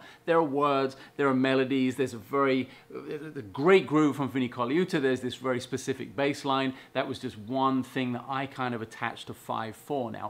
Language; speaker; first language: English; native; English